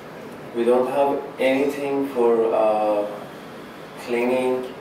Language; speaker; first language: English; non-native, learner; Persian